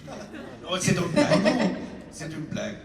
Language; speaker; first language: French; non-native, learner; English